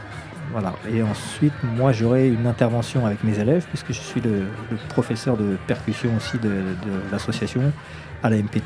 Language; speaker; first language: French; native; French